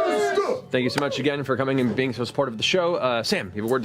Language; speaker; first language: English; native; English